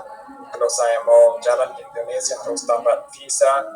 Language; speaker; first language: Indonesian; non-native, fluent; English